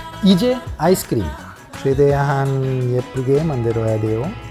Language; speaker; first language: Korean; non-native, fluent; Italian